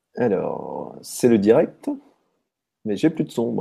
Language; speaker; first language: French; native; French